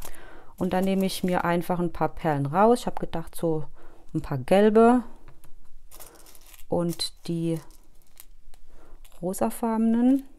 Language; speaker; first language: German; native; German